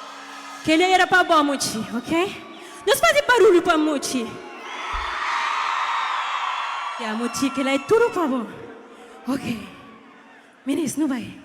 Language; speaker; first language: Portuguese; non-native, local second language; Kabuverdianu